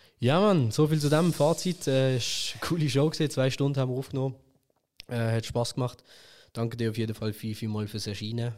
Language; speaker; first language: German; early bilingual, other home language; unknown